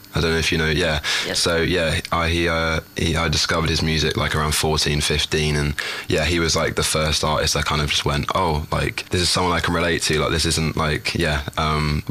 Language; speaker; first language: English; native; English